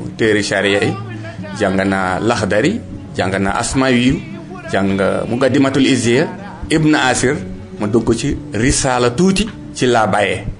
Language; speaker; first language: Wolof; non-native, local second language; Fula